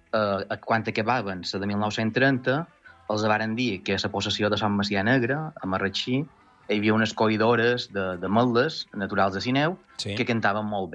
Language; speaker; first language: Catalan; native; Catalan